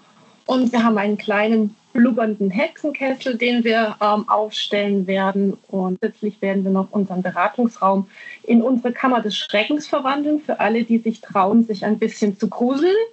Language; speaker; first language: German; native; German